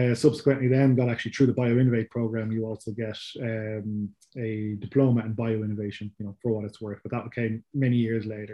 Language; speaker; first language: English; native; English